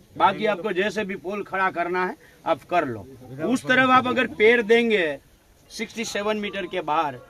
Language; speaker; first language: Hindi; non-native, local second language; Gujarati